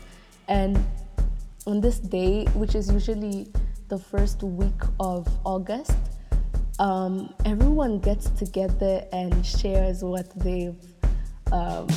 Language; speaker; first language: English; non-native, local second language; Kinyarwanda